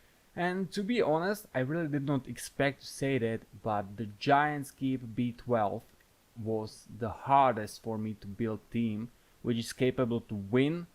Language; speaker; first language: English; non-native, fluent; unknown